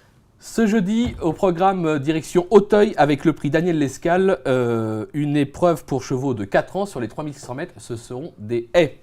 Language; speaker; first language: French; native; French